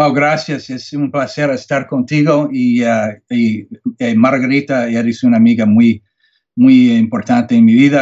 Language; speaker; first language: Spanish; non-native, learner; English